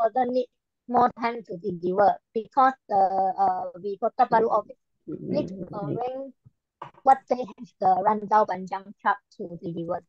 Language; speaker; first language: English; non-native, learner; Malay